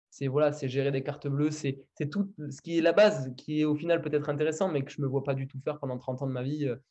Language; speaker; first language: French; native; French